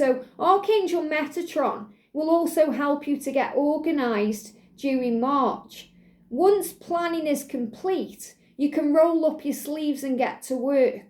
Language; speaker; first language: English; native; English